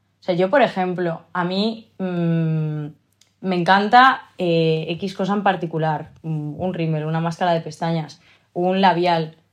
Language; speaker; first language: Spanish; native; Spanish